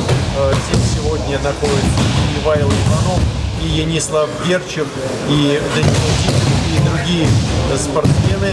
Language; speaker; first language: Russian; native; Russian